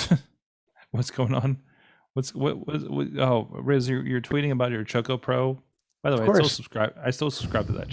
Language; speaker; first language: English; native; English